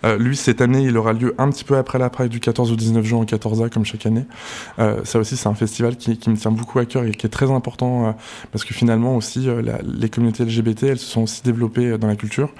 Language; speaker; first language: French; native; French